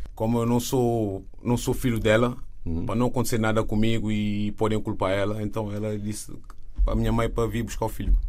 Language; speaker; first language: Portuguese; non-native, fluent; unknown